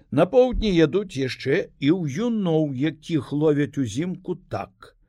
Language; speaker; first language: Belarusian; non-native, local second language; Russian